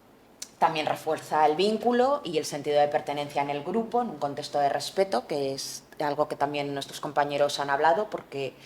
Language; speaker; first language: Spanish; native; Spanish